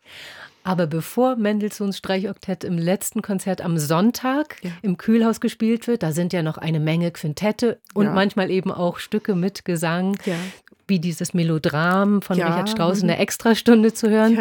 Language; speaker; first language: German; native; German